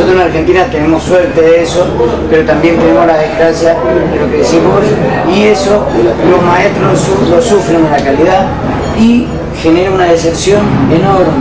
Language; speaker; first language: Spanish; native; Spanish